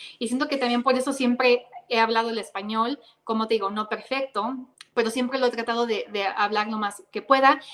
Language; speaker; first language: Spanish; early bilingual, heritage; Spanish